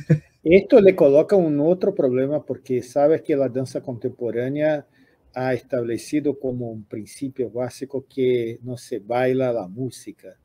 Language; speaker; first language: Portuguese; non-native, fluent; Spanish